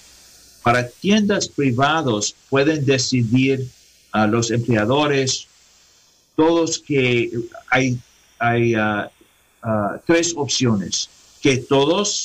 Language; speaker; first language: Spanish; non-native, learner; English